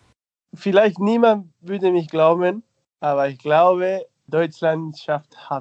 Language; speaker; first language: German; non-native, fluent; Spanish